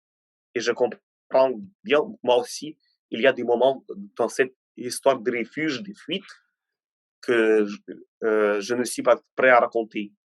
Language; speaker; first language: French; non-native, fluent; Ukrainian